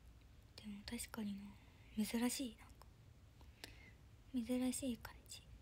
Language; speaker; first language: Japanese; native; Japanese